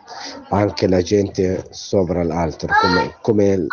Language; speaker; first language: Italian; non-native, learner; Arabic